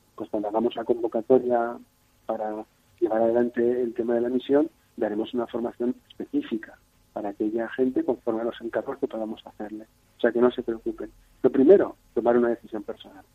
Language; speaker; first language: Spanish; native; Spanish